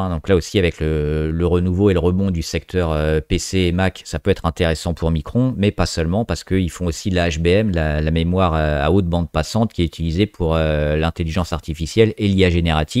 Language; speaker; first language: French; native; French